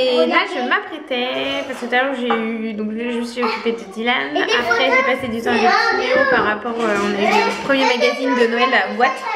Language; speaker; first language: French; native; French